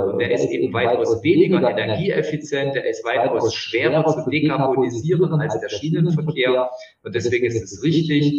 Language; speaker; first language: German; native; German